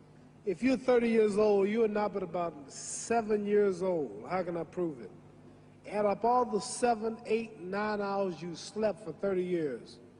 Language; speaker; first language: English; native; English